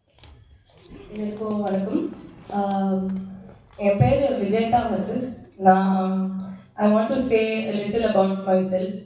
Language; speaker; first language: Tamil; non-native, learner; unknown